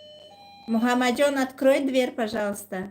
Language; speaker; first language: Russian; non-native, fluent; Tajik